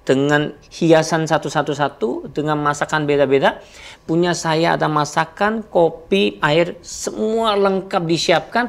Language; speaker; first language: Indonesian; non-native, fluent; Korean